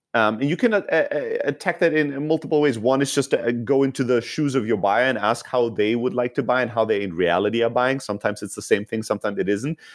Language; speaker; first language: English; non-native, fluent; Greek